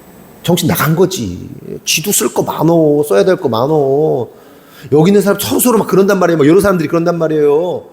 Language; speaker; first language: Korean; native; Korean